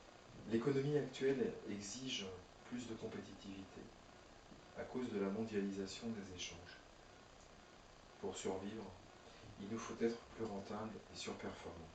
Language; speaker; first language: French; native; French